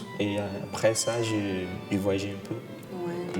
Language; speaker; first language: French; non-native, fluent; Portuguese